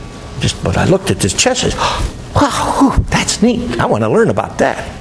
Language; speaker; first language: English; native; English